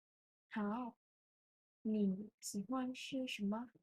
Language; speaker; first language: Chinese; non-native, learner; Thai